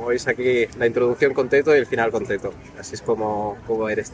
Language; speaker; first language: Spanish; native; Spanish